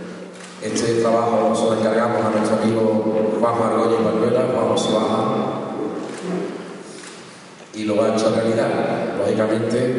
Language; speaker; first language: Spanish; native; Spanish